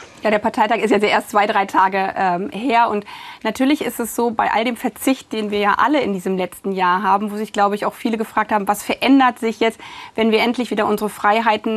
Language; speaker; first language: German; native; German